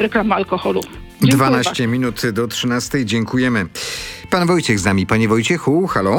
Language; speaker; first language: Polish; native; Polish